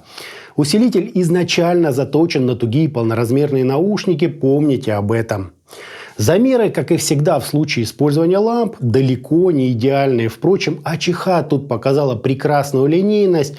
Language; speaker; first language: Russian; native; Russian